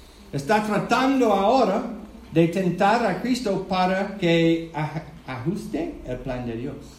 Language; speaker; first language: Spanish; non-native, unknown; English